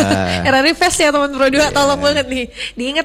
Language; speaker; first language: Indonesian; native; Indonesian